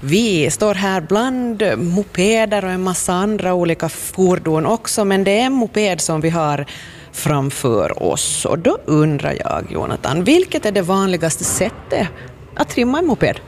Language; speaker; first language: Swedish; native; Swedish